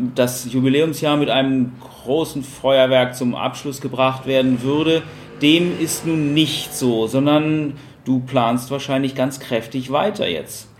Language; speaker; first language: German; non-native, fluent; Finnish